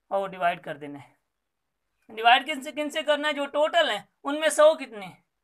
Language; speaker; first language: Urdu; non-native, local second language; Sindhi